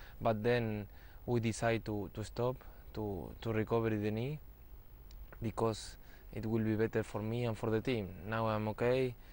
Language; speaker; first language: English; non-native, fluent; Spanish